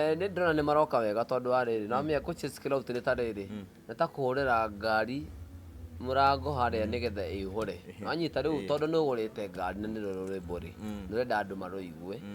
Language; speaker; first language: Kikuyu; non-native, local second language; Swahili